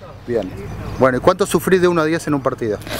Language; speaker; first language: Spanish; native; Spanish